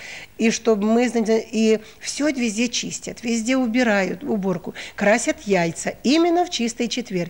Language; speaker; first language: Russian; native; Russian